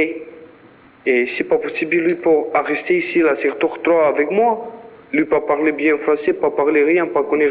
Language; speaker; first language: French; non-native, learner; Romanian